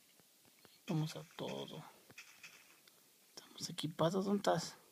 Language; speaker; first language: Spanish; native; Spanish